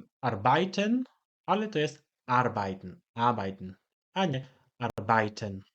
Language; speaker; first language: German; non-native, fluent; Polish